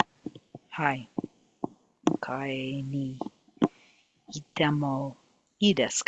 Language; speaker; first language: Japanese; non-native, learner; English